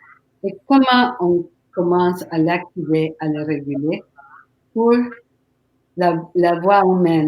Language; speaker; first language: French; non-native, fluent; Spanish